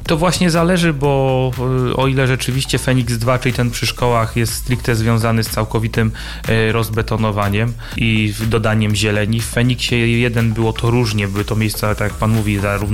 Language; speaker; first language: Polish; native; Polish